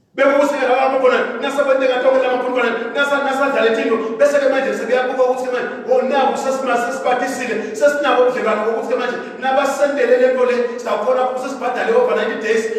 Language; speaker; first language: Zulu; non-native, local second language; Swati